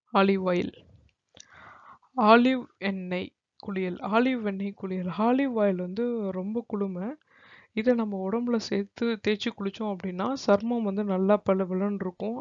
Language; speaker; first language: Tamil; native; Tamil